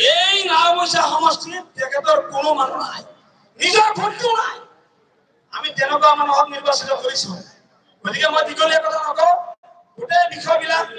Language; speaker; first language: Assamese; non-native, local second language; Bangla